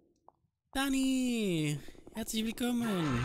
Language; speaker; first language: German; native; German